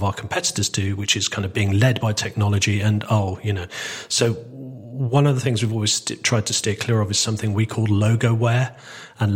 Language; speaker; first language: English; native; English